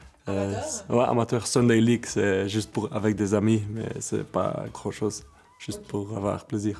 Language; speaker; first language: French; non-native, local second language; Dutch